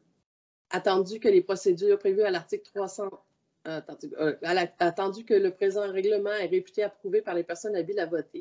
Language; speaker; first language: French; native; French